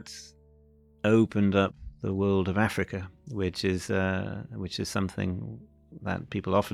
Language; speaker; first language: English; native; English